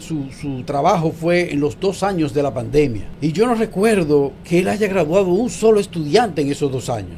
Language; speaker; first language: Spanish; native; Spanish